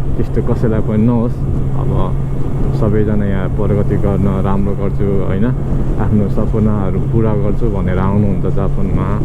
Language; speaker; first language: Nepali; native; Nepali